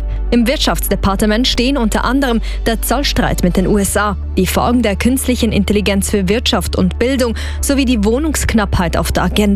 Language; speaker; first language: German; native; German